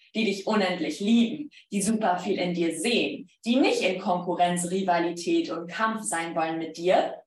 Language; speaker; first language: German; non-native, fluent; Polish